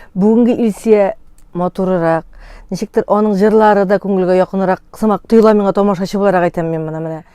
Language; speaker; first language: Tatar; native; Tatar